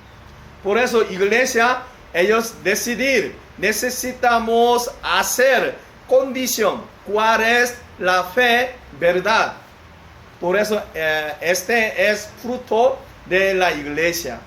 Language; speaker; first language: Spanish; non-native, learner; Korean